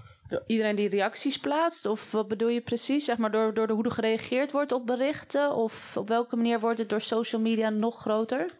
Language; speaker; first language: Dutch; native; Dutch